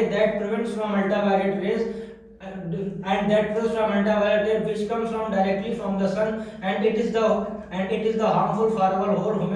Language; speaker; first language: English; non-native, learner; Hindi